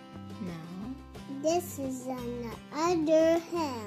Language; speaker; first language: English; non-native, learner; French